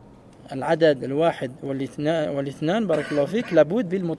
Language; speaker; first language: Arabic; non-native, fluent; French